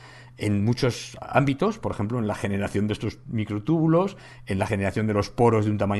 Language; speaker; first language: Spanish; native; Spanish